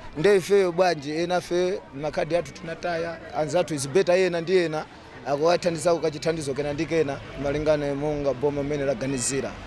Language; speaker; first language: Nyanja; non-native, local second language; Tumbuka